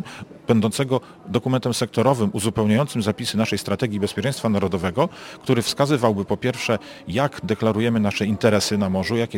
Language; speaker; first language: Polish; native; Polish